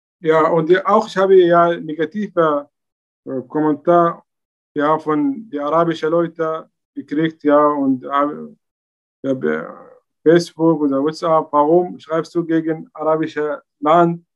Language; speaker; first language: German; non-native, learner; Arabic